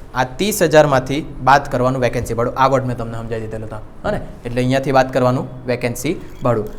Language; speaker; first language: Gujarati; non-native, local second language; Hindi